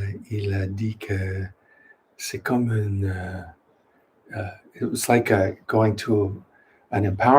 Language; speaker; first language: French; non-native, learner; English